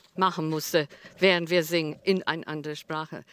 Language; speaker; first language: German; non-native, learner; English